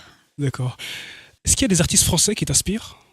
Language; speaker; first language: French; native; French